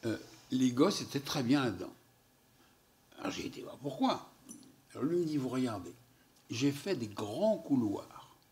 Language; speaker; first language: French; native; French